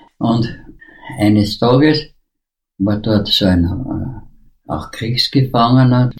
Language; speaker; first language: German; native; German